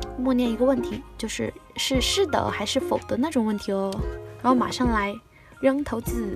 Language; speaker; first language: Chinese; native; Chinese